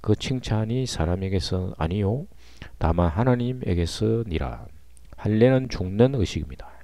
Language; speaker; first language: Korean; native; Korean